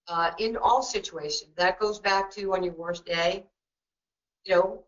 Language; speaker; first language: English; native; English